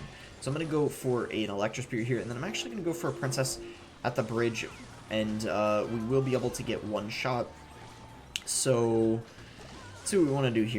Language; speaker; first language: English; native; English